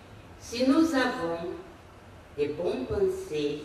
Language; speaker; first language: French; non-native, fluent; Portuguese